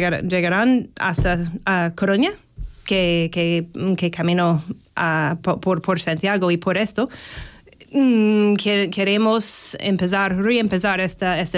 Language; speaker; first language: Spanish; non-native, fluent; English